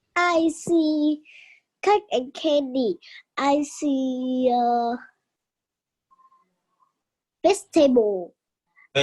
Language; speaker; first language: English; non-native, learner; Vietnamese